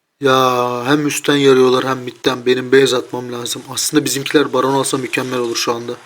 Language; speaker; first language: Turkish; native; Turkish